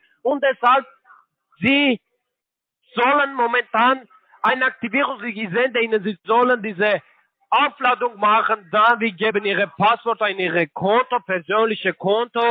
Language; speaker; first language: German; non-native, learner; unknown